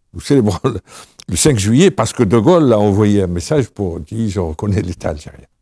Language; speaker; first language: French; non-native, local second language; Arabic